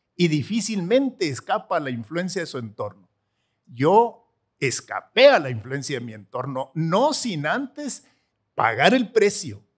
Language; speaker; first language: Spanish; native; Spanish